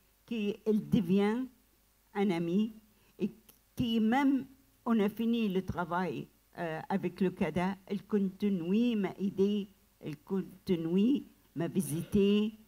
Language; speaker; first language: French; non-native, learner; Arabic